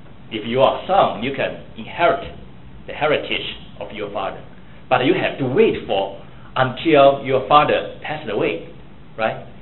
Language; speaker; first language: English; non-native, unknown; Chinese